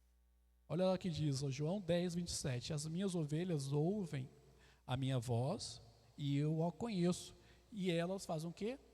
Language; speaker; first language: Portuguese; native; Portuguese